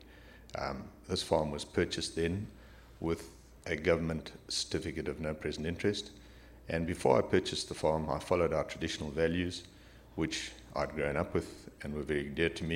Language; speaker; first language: English; native; English